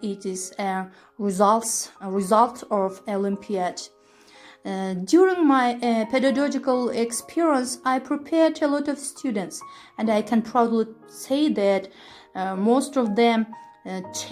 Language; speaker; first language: English; non-native, fluent; Kyrgyz